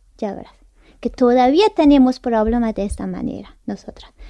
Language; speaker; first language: Spanish; non-native, learner; Persian